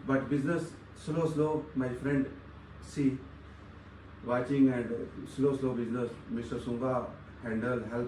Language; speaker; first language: English; non-native, learner; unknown